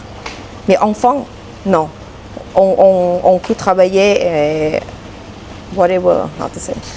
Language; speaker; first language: French; non-native, learner; Thai